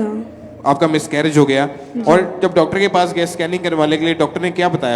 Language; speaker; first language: Hindi; native; Hindi